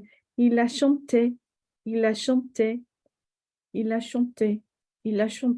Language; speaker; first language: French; non-native, fluent; English